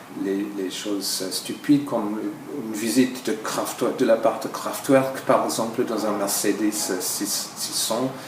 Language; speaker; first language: French; non-native, fluent; English